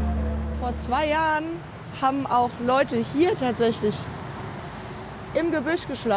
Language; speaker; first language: German; native; German